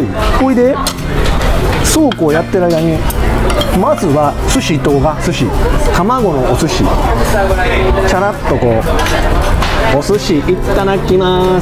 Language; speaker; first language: Japanese; native; Japanese